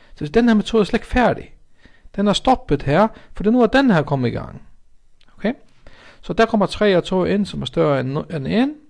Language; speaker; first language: Danish; non-native, local second language; Faroese